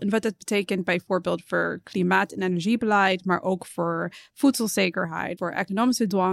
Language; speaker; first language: Dutch; non-native, fluent; English